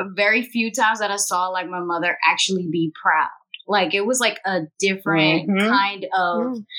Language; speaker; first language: English; native; English